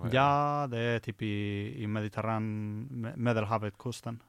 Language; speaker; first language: Swedish; non-native, fluent; Spanish